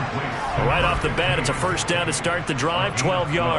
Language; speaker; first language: English; native; English